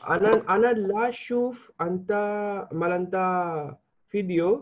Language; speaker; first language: Arabic; non-native, learner; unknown